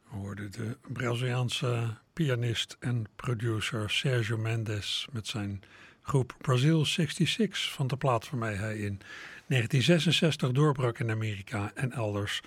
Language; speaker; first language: Dutch; native; Dutch